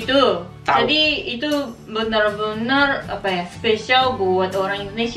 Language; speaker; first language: Indonesian; non-native, learner; Japanese